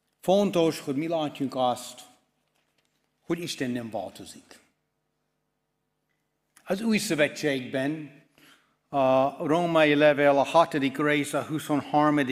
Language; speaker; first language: Hungarian; non-native, fluent; English